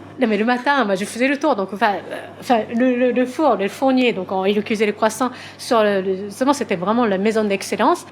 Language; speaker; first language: French; non-native, fluent; Japanese